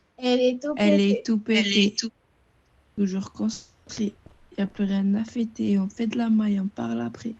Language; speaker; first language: French; native; French